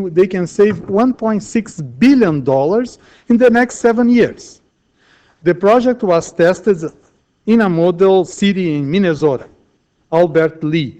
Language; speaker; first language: English; non-native, fluent; Portuguese